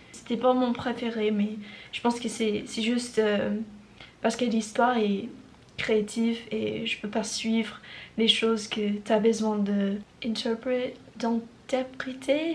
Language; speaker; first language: French; non-native, learner; English